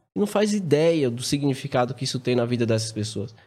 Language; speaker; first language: Portuguese; native; Portuguese